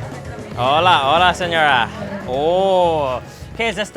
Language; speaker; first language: Spanish; non-native, learner; English